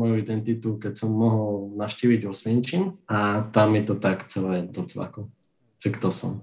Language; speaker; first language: Slovak; native; Slovak